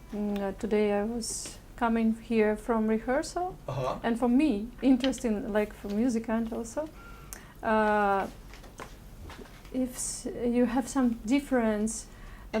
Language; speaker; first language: English; non-native, learner; Russian